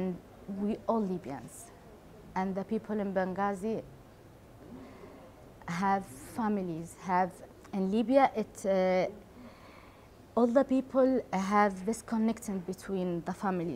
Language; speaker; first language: English; non-native, learner; Arabic